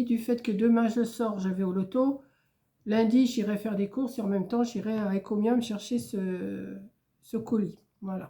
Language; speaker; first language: French; native; French